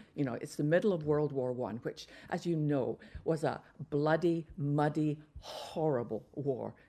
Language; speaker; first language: English; native; English